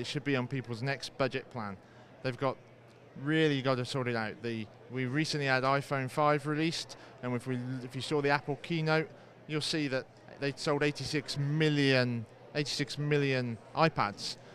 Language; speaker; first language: English; native; English